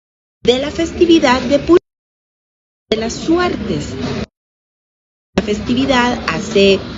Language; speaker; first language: Spanish; native; Spanish